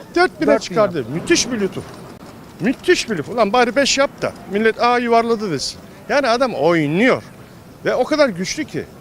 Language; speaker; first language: Turkish; native; Turkish